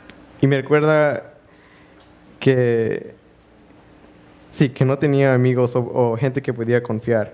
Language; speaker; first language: Spanish; early bilingual, heritage; Spanish